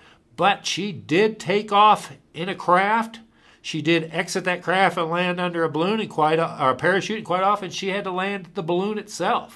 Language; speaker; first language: English; native; English